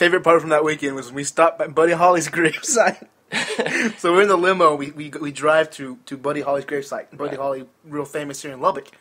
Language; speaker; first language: English; native; English